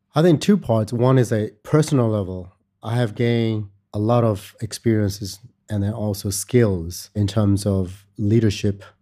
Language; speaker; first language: English; non-native, fluent; Burmese